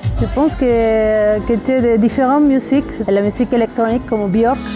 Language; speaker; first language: French; non-native, learner; Spanish